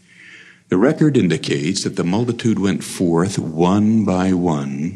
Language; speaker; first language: English; native; English